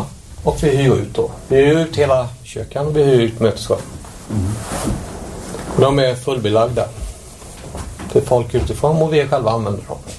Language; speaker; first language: Swedish; native; Swedish